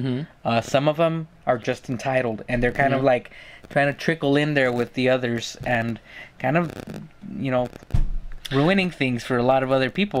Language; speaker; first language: English; native; English